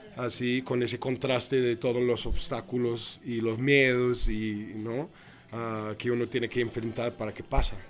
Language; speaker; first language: Spanish; non-native, fluent; English